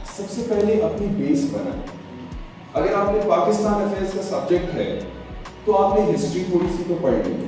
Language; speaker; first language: Urdu; non-native, local second language; Pahari-Potwari